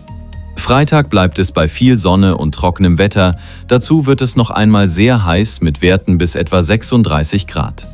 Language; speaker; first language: German; native; German